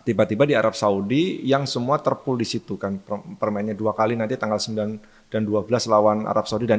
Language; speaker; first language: Indonesian; native; Indonesian